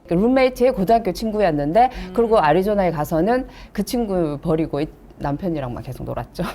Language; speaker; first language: Korean; native; Korean